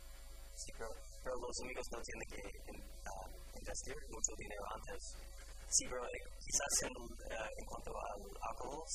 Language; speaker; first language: Spanish; non-native, fluent; English